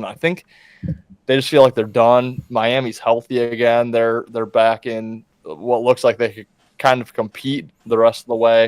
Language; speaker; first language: English; native; English